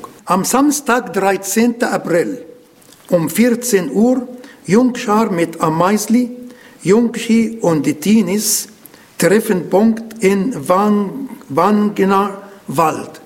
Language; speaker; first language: German; non-native, learner; Arabic